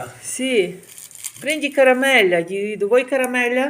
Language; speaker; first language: Italian; non-native, learner; Ukrainian